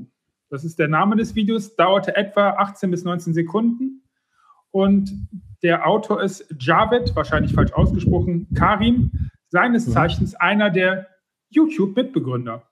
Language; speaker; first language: German; native; German